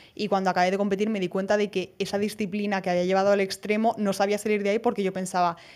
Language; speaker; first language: Spanish; native; Spanish